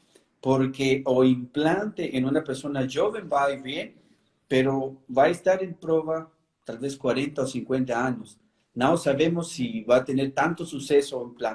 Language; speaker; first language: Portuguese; non-native, fluent; Spanish